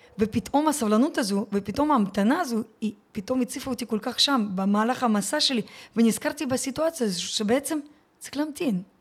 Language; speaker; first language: Hebrew; early bilingual, other home language; Russian